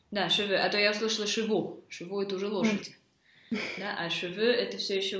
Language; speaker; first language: Russian; native; Russian